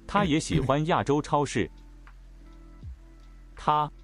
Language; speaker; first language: Chinese; non-native, learner; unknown